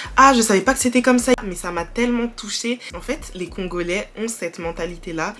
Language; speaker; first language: French; early bilingual, other home language; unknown